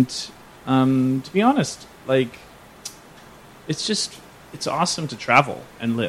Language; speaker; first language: English; native; English